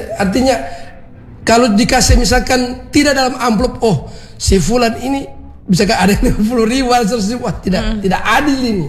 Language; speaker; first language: Indonesian; native; Indonesian